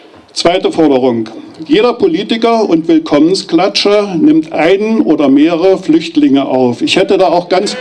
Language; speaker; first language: German; native; German